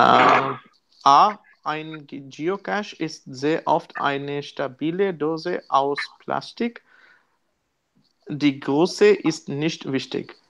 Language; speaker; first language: German; non-native, learner; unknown